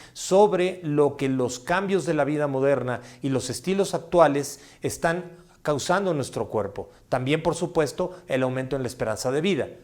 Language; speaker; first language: Spanish; native; Spanish